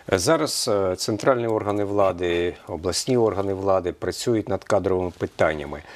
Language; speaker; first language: Ukrainian; native; Ukrainian